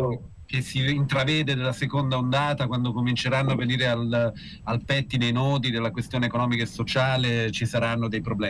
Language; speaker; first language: Italian; native; Italian